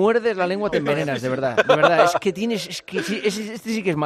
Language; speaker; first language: Spanish; native; Spanish